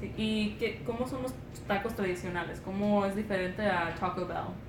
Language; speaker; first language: Spanish; early bilingual, other home language; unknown